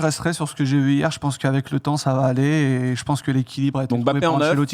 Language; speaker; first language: French; native; French